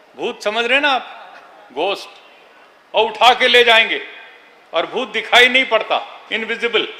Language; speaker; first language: Hindi; non-native, local second language; Telugu